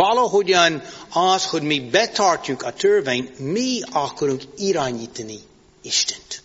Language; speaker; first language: Hungarian; non-native, fluent; English